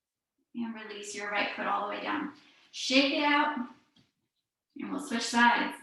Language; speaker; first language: English; native; English